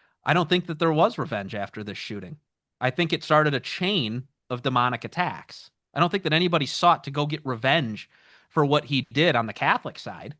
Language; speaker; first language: English; native; English